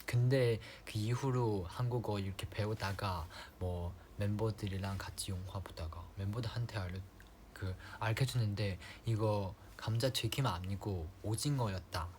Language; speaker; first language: Korean; non-native, fluent; Chinese